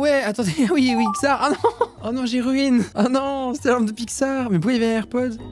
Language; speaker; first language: French; native; French